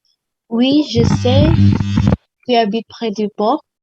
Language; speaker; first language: French; non-native, learner; Indonesian